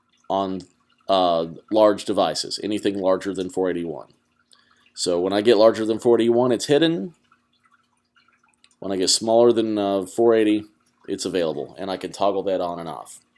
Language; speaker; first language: English; native; English